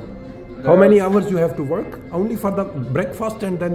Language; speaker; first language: English; non-native, learner; Urdu